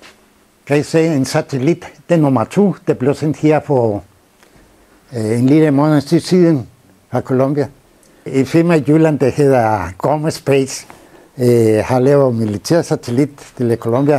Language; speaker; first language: Danish; non-native, fluent; Spanish